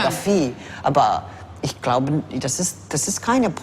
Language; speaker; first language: German; non-native, fluent; English